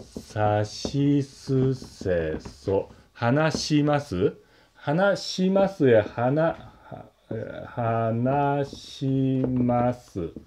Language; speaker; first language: Japanese; non-native, learner; Czech